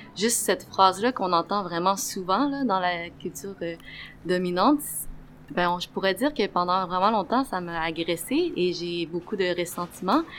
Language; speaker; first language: French; native; French